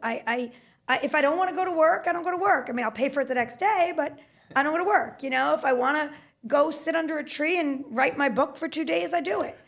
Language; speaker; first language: English; native; English